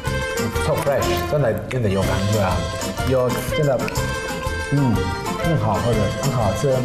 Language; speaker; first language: Chinese; non-native, learner; Italian